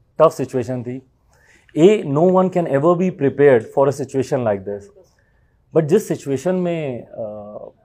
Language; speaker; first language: Hindi; native; Hindi